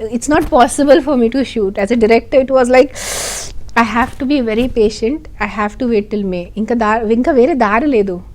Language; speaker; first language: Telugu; non-native, fluent; Marathi